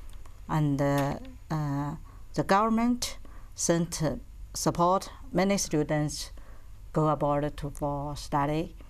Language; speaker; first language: English; non-native, learner; Chinese